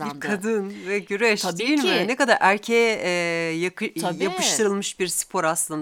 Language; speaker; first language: Turkish; native; Turkish